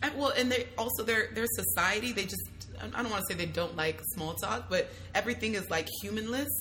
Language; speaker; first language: English; native; English